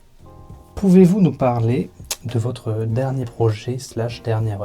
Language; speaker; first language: French; native; French